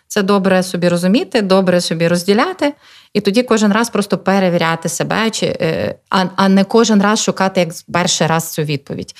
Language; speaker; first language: Ukrainian; native; Ukrainian